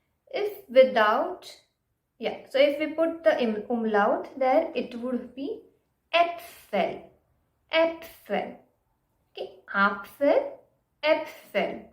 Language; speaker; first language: German; non-native, fluent; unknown